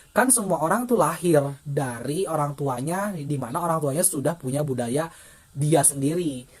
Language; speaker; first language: Indonesian; non-native, local second language; Sundanese